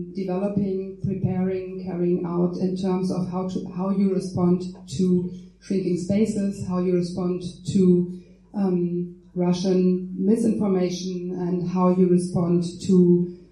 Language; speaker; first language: English; non-native, fluent; Ukrainian